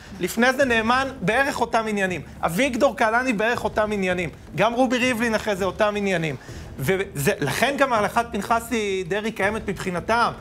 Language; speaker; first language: Hebrew; native; Hebrew